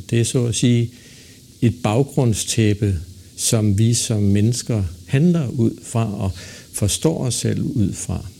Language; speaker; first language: Danish; native; Danish